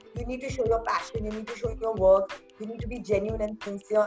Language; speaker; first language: English; non-native, local second language; Hindi